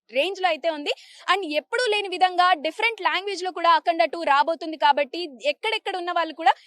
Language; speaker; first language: Telugu; native; Telugu